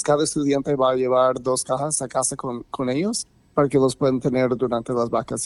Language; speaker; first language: Spanish; non-native, fluent; English